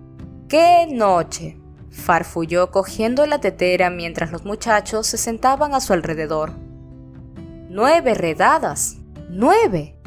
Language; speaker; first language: Spanish; native; Spanish